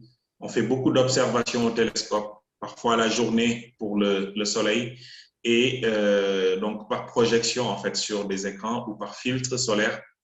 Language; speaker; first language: French; non-native, local second language; Wolof